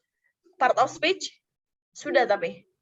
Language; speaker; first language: English; non-native, local second language; Indonesian